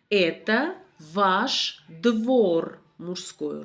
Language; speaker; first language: Russian; non-native, fluent; Armenian